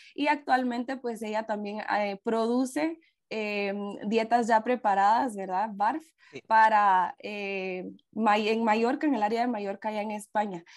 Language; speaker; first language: Spanish; native; Spanish